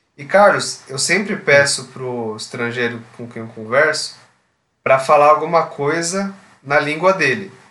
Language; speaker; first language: Portuguese; native; Portuguese